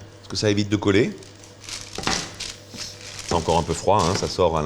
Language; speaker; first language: French; native; French